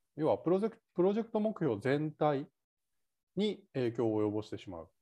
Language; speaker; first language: Japanese; native; Japanese